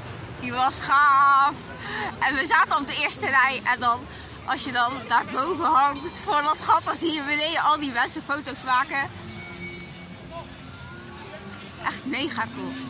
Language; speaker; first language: Dutch; native; Dutch